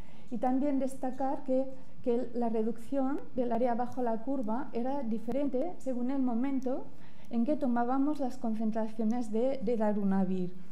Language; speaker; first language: Spanish; native; Spanish